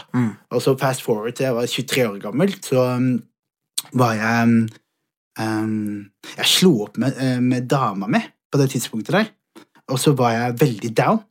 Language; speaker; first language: Norwegian; early bilingual, other home language; Somali